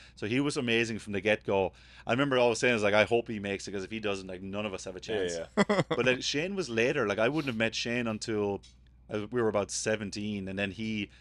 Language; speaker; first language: English; native; English